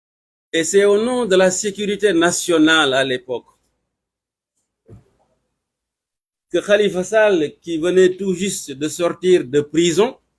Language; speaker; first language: French; non-native, local second language; Wolof